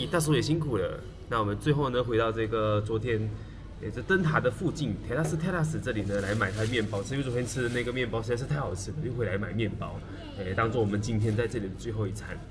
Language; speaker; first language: Chinese; native; Chinese